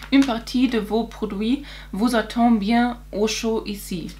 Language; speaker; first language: French; non-native, learner; German